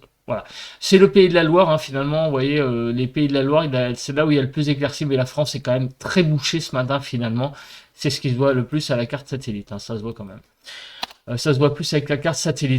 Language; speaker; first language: French; native; French